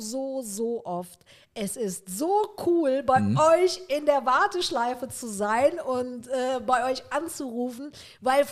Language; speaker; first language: German; native; German